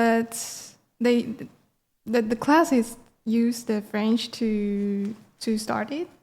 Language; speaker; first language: English; non-native, learner; Chinese